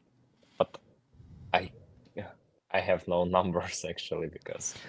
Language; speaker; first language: English; non-native, fluent; Ukrainian